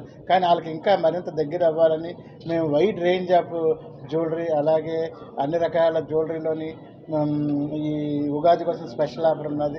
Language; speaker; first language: Telugu; native; Telugu